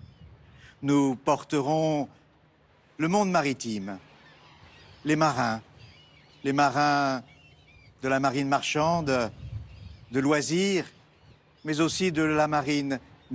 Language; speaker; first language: French; native; French